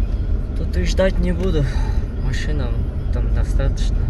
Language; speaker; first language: Russian; non-native, learner; Kyrgyz